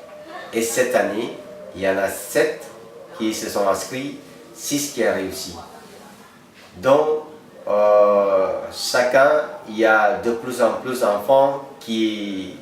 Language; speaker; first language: French; non-native, fluent; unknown